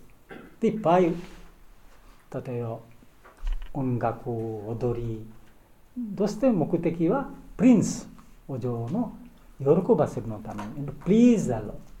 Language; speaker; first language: Japanese; non-native, learner; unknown